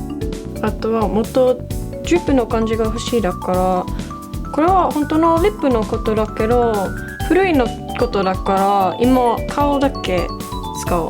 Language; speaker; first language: Japanese; non-native, learner; English